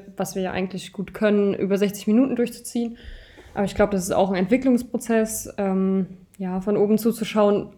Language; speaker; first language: German; native; German